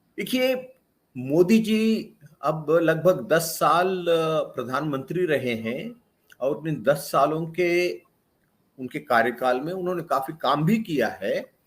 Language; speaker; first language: Hindi; non-native, local second language; Kannada